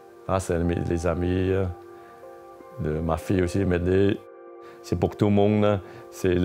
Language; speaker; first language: French; non-native, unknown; Chinese